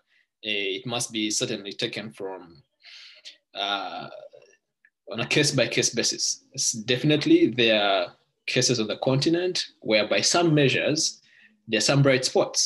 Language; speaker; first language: English; non-native, local second language; Ganda